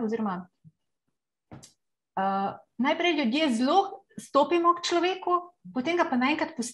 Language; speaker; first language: Slovenian; native; Slovenian